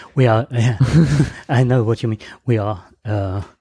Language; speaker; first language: English; non-native, learner; German